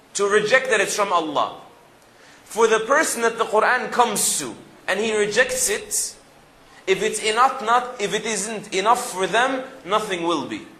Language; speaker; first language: English; early bilingual, other home language; Arabic